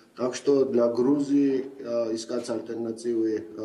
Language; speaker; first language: Russian; non-native, fluent; Georgian